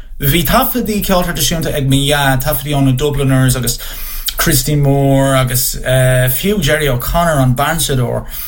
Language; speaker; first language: Irish; non-native, local second language; English